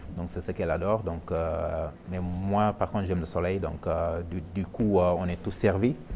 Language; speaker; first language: French; non-native, local second language; Wolof